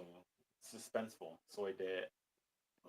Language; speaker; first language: Spanish; non-native, learner; English